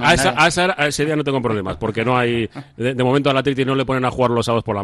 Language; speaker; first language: Spanish; native; Spanish